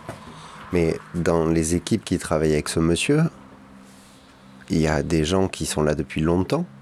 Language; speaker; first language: French; native; French